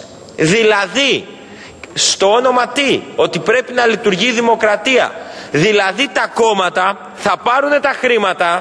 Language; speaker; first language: Greek; native; Greek